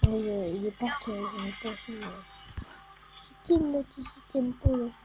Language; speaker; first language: French; native; French